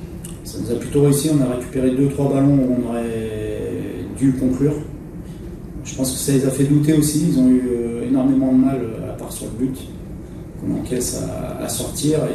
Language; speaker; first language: French; native; French